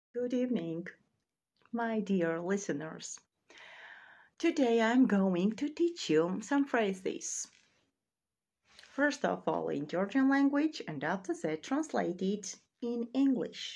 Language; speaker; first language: English; non-native, learner; Georgian